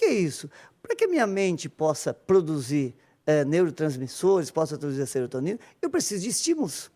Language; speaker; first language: Portuguese; native; Portuguese